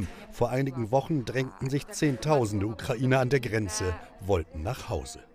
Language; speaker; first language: German; native; German